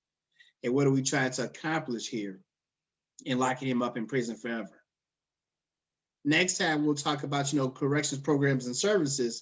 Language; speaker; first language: English; native; English